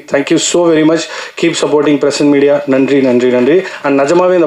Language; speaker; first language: Tamil; native; Tamil